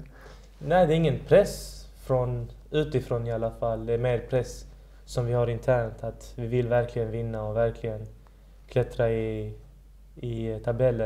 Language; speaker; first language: Swedish; early bilingual, other home language; Persian